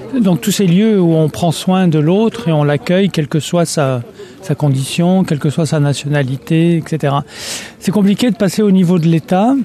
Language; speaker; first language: French; native; French